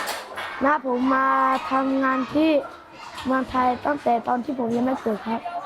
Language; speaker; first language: Thai; early bilingual, other home language; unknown